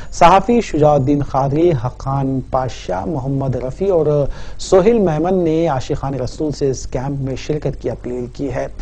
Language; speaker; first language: Urdu; native; Urdu